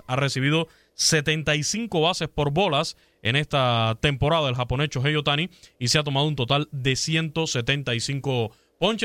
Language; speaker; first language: Spanish; native; Spanish